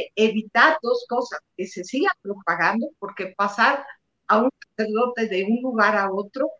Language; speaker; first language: Spanish; native; Spanish